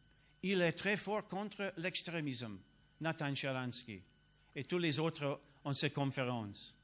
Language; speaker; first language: French; non-native, learner; English